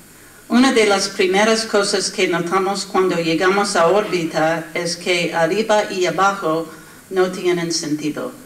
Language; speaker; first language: Spanish; non-native, learner; English